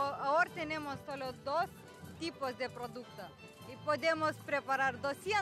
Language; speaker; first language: Spanish; non-native, learner; Lithuanian